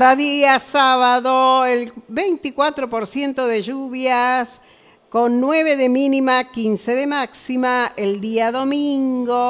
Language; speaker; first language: Spanish; native; Spanish